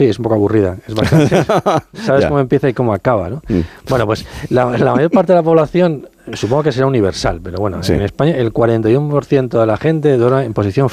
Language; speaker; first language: Spanish; native; Spanish